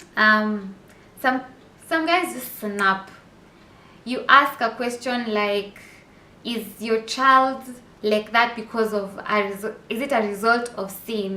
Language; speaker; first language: English; non-native, local second language; Swahili